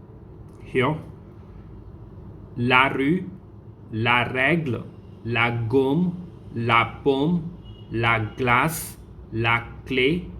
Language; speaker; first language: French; non-native, fluent; Tamil